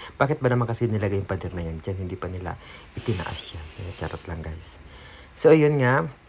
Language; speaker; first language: Filipino; non-native, local second language; Cebuano